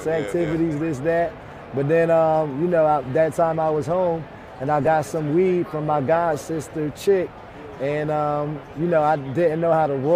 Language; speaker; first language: English; native; English